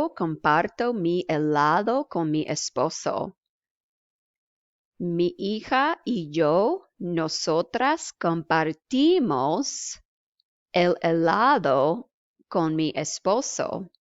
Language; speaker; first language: Spanish; non-native, fluent; English